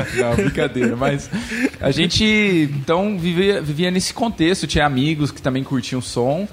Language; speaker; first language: Portuguese; early bilingual, other home language; English